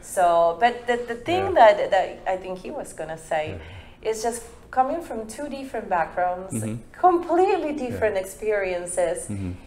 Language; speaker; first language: English; non-native, fluent; Spanish